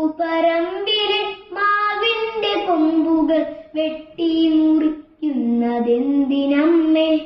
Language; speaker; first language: Malayalam; native; Malayalam